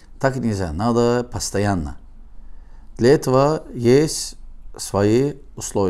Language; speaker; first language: Russian; non-native, learner; Azerbaijani